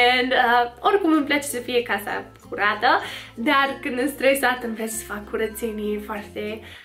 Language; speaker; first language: Romanian; non-native, fluent; English